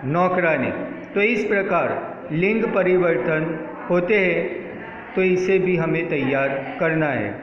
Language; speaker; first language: Hindi; non-native, local second language; Gujarati